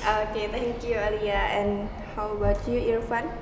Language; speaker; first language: English; non-native, learner; Indonesian